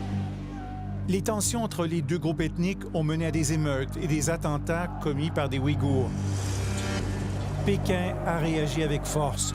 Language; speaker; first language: French; native; French